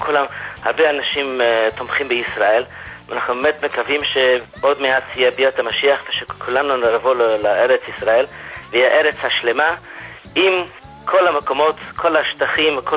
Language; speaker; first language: Hebrew; non-native, fluent; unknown